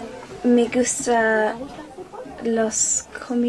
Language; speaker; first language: Spanish; non-native, learner; English